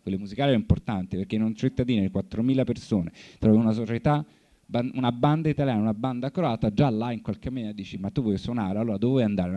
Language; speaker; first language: Italian; native; Italian